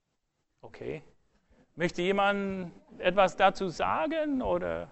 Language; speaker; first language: German; non-native, fluent; English